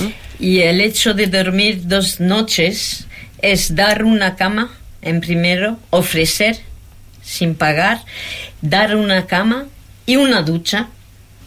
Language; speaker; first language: Spanish; non-native, fluent; French